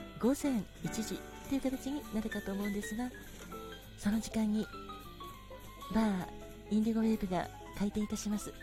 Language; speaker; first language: Japanese; native; Japanese